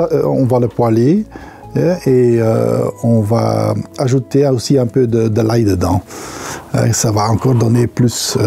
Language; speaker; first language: French; non-native, local second language; Dutch